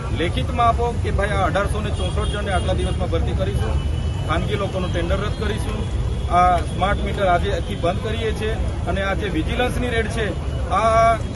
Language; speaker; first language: Gujarati; non-native, local second language; Vasavi